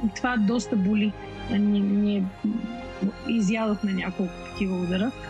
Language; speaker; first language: Bulgarian; native; Bulgarian